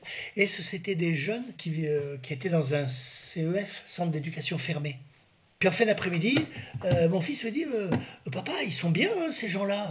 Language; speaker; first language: French; native; French